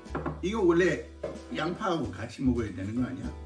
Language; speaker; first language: Korean; non-native, fluent; English